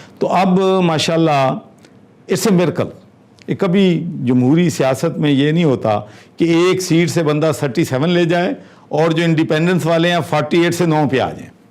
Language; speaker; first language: Urdu; non-native, local second language; Punjabi